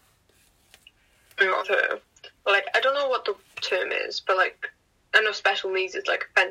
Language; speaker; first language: English; native; English